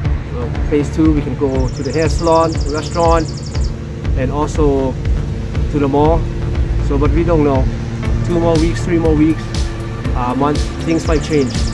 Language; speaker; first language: English; non-native, fluent; Lao